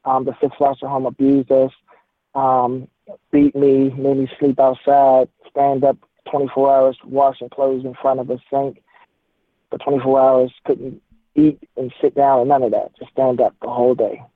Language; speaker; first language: English; native; English